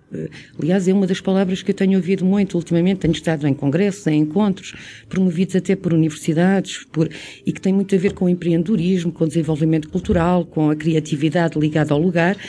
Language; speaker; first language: Portuguese; native; Portuguese